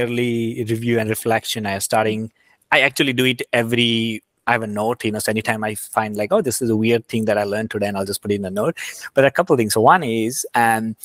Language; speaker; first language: English; non-native, local second language; Gujarati